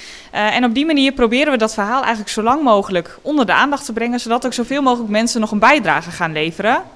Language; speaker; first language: Dutch; native; Dutch